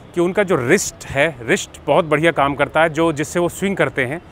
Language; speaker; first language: Hindi; native; Hindi